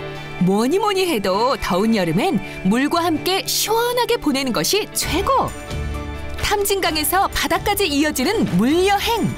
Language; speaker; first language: Korean; native; Korean